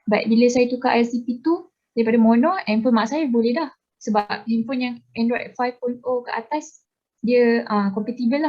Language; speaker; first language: Malay; native; Malay